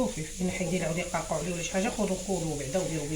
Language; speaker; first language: Arabic; native; Arabic